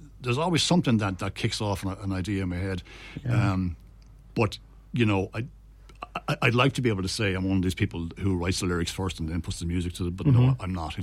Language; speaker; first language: English; native; English